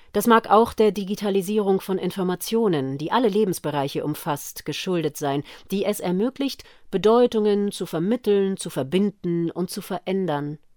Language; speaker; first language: German; native; German